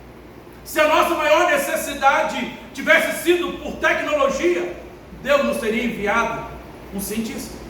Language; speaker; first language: Portuguese; native; Portuguese